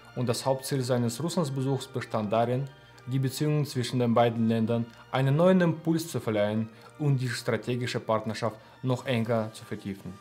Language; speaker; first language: German; non-native, fluent; Russian